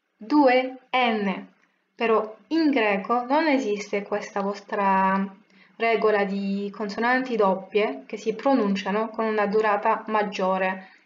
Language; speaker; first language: Italian; non-native, fluent; French